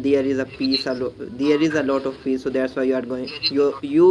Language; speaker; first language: English; non-native, learner; Urdu